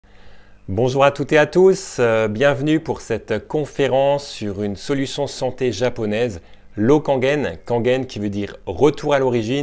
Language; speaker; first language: French; native; French